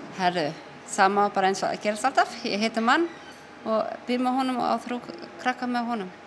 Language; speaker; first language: Icelandic; non-native, fluent; German